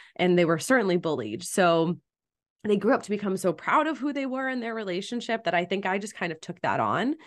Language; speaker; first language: English; native; English